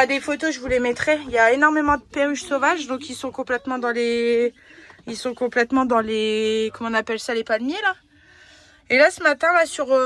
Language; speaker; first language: French; native; French